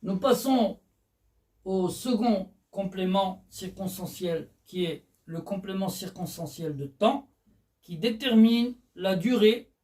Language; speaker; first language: French; non-native, local second language; Arabic